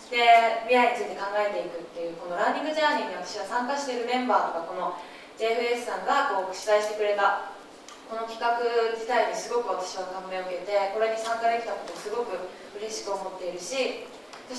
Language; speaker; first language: Japanese; native; Japanese